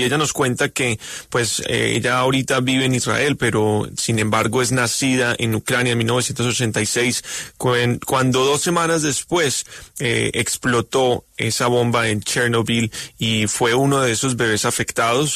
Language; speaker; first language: Spanish; native; Spanish